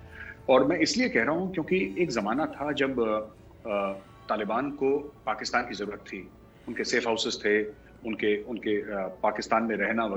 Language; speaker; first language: Hindi; native; Hindi